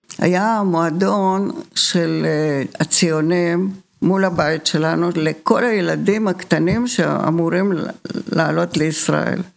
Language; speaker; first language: Hebrew; early bilingual, other home language; Bulgarian